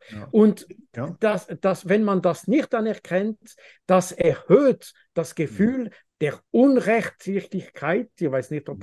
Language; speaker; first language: German; non-native, fluent; French